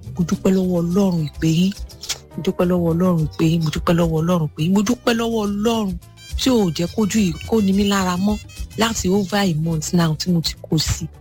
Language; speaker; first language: Yoruba; native; Yoruba